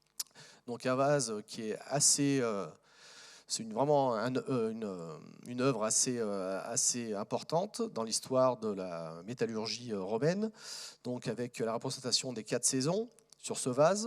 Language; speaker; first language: French; native; French